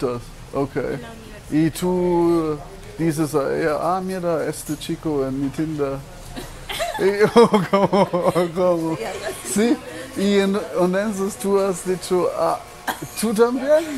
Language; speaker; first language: Spanish; non-native, learner; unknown